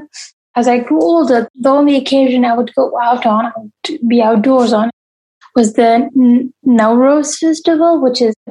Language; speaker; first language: English; non-native, fluent; Arabic